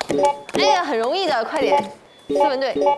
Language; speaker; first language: Chinese; native; Chinese